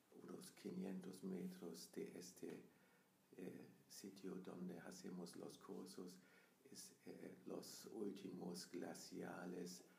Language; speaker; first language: Spanish; non-native, fluent; German